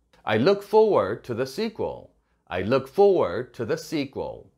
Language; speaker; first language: English; non-native, fluent; Korean